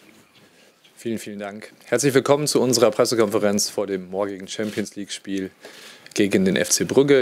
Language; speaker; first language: German; native; German